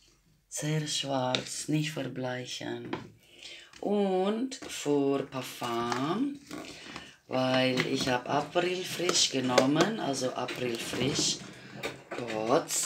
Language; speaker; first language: German; non-native, fluent; Croatian